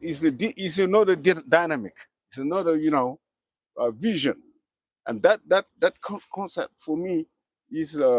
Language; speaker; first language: English; non-native, learner; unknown